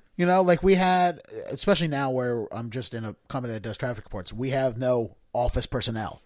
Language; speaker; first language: English; native; English